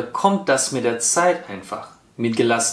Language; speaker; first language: German; non-native, fluent; Russian